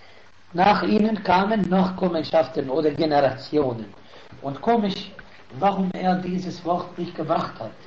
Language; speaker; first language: German; non-native, fluent; Arabic